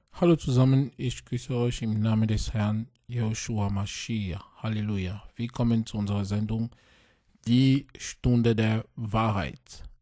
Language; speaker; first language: German; non-native, fluent; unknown